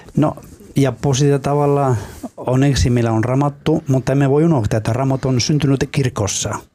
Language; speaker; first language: Finnish; non-native, fluent; Spanish